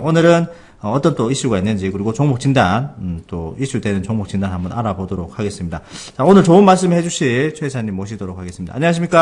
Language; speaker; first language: Korean; native; Korean